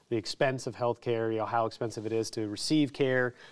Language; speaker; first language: English; native; English